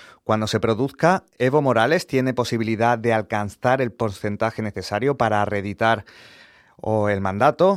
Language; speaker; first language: Spanish; native; Spanish